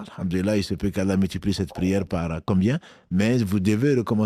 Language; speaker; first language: French; native; French